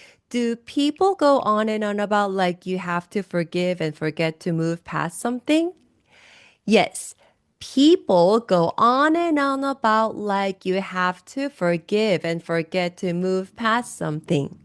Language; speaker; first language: English; non-native, fluent; Korean